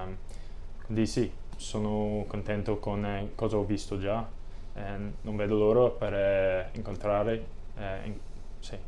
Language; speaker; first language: Italian; non-native, learner; English